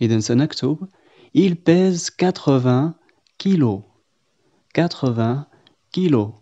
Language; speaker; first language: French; non-native, fluent; Arabic